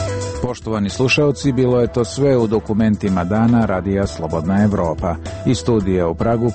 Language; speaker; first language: Serbian; native; Serbian